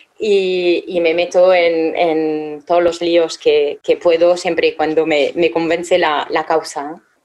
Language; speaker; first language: Spanish; non-native, fluent; French